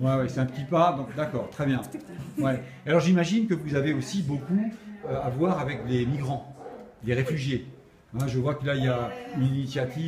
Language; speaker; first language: French; native; French